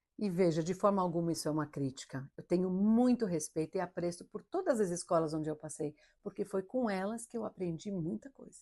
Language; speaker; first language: Portuguese; early bilingual, heritage; Portuguese